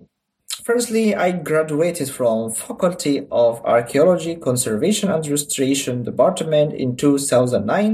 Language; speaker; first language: English; non-native, learner; Arabic